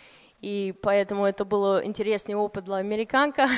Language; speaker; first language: Russian; non-native, fluent; English